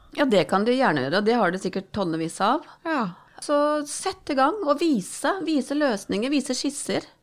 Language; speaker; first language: Norwegian; native; Norwegian